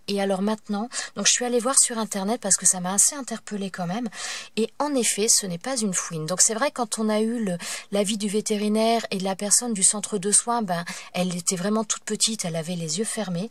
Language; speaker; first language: French; native; French